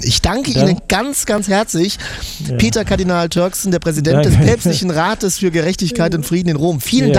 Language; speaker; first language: German; native; German